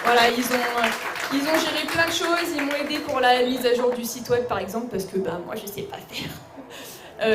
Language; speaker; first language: French; native; French